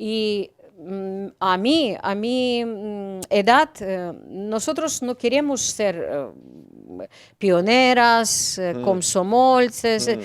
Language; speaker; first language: Spanish; non-native, learner; Ukrainian